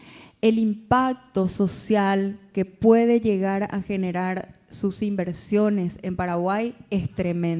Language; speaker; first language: Spanish; native; Spanish